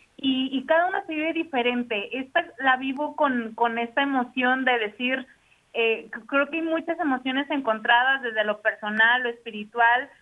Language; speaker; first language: Spanish; native; Spanish